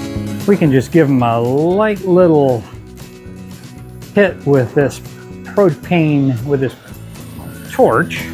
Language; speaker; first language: English; native; English